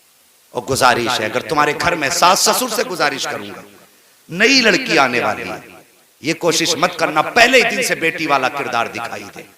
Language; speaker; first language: Hindi; native; Hindi